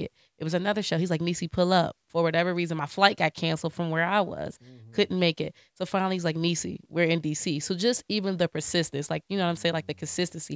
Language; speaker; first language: English; native; English